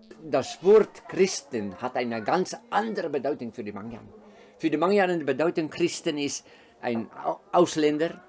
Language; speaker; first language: German; non-native, fluent; Dutch